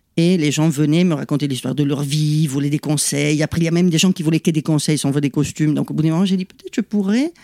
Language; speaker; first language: French; non-native, fluent; Italian